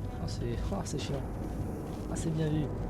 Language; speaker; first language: French; native; French